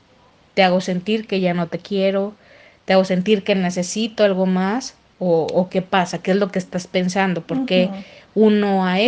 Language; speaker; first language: Spanish; native; Spanish